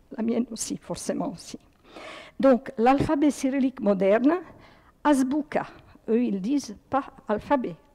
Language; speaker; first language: French; early bilingual, other home language; Croatian